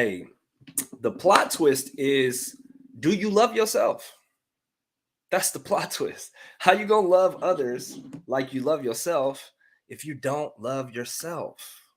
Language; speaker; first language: English; native; English